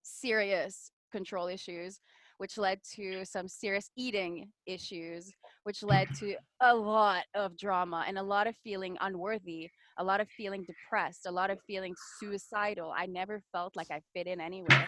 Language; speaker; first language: English; non-native, fluent; French